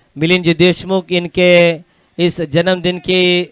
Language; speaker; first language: Hindi; non-native, local second language; Marathi